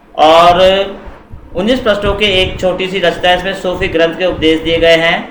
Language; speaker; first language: Hindi; native; Hindi